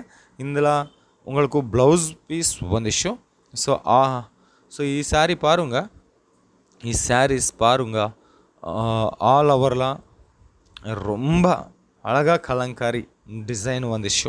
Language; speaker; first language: Tamil; non-native, local second language; Kannada